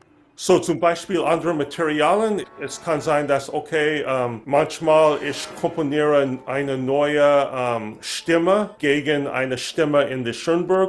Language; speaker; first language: German; non-native, learner; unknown